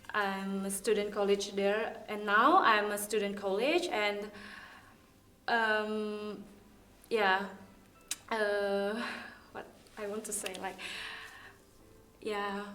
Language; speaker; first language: English; non-native, learner; Indonesian